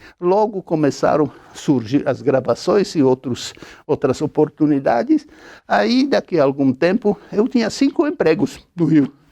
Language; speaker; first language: Portuguese; non-native, fluent; Czech